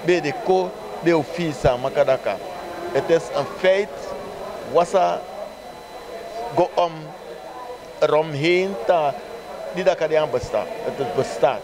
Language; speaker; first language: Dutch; non-native, local second language; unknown